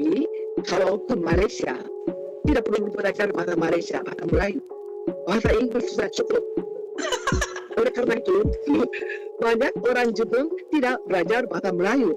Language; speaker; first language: Indonesian; non-native, fluent; Japanese